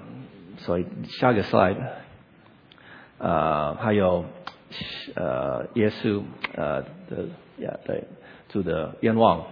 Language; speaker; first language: Chinese; non-native, learner; English